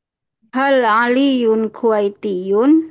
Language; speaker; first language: Arabic; non-native, learner; Indonesian